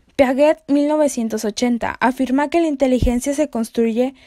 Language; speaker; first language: Spanish; native; Spanish